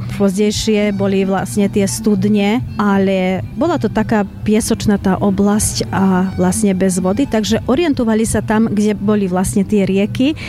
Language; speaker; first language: Slovak; early bilingual, heritage; Slovak